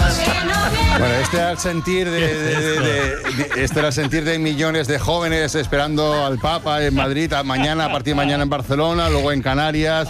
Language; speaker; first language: Spanish; native; Spanish